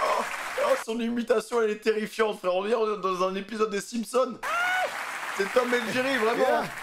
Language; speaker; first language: French; native; French